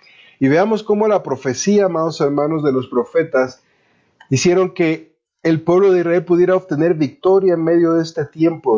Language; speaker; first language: Spanish; native; Spanish